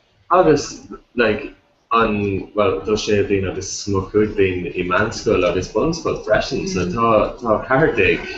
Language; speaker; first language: Irish; non-native, local second language; English